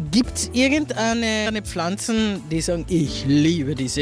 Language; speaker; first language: German; native; German